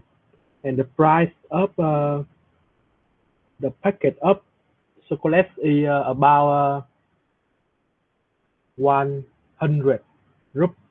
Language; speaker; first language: English; non-native, learner; Vietnamese